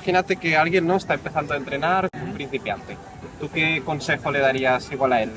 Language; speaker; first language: Spanish; native; Spanish